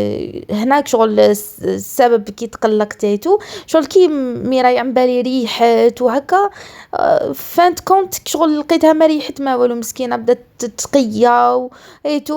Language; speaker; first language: Arabic; native; Arabic